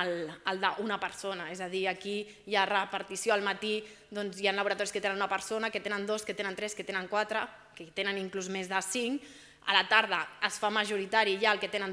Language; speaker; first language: Catalan; native; Catalan